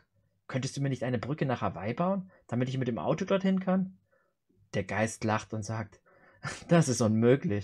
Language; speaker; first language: German; native; German